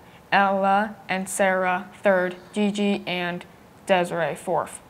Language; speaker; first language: English; native; English